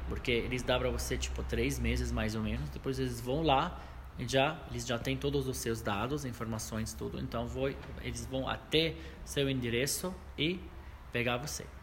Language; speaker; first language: Portuguese; non-native, fluent; Arabic